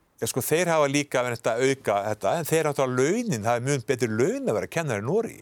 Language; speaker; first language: Icelandic; native; Icelandic